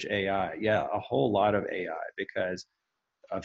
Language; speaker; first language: English; native; English